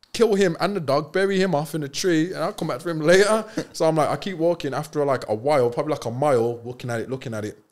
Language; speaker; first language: English; native; English